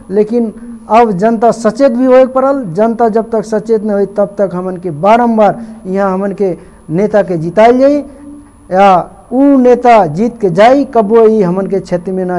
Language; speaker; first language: Bhojpuri; native; Bhojpuri